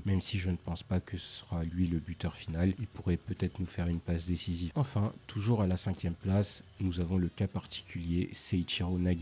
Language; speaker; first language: French; native; French